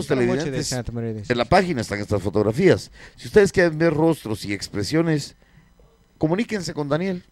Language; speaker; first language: Spanish; native; Spanish